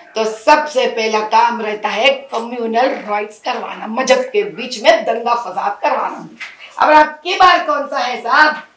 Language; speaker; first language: Hindi; non-native, local second language; Telugu